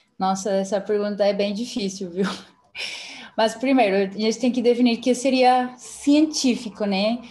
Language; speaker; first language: Portuguese; non-native, fluent; Spanish